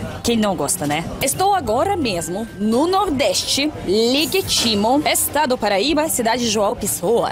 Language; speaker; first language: Portuguese; non-native, fluent; Russian